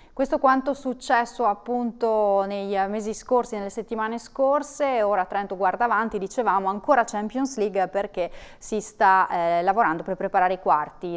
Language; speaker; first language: Italian; native; Italian